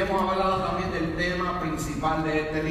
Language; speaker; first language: Spanish; native; Spanish